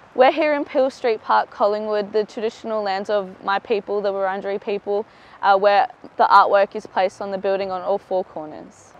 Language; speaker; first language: English; native; English